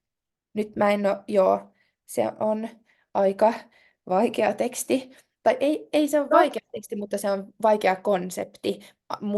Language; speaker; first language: Finnish; non-native, local second language; Swedish